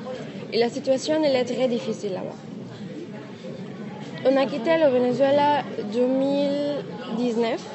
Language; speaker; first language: French; non-native, learner; Arabic